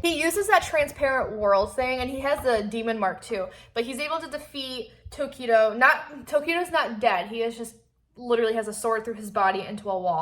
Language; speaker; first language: English; native; English